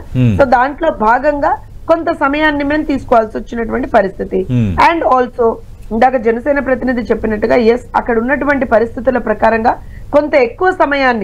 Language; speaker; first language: Telugu; native; Telugu